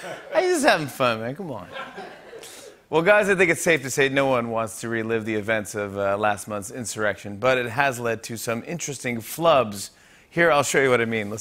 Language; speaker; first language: English; native; English